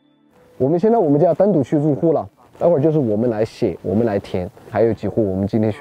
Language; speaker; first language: Chinese; native; Chinese